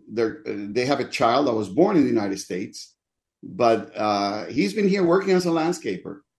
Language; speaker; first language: English; non-native, fluent; Spanish